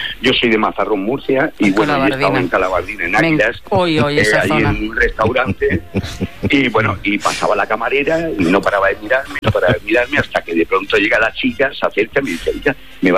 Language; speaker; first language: Spanish; native; Spanish